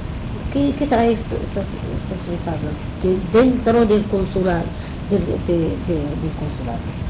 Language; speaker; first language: Spanish; non-native, fluent; Arabic